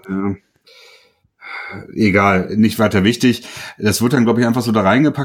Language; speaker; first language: German; native; German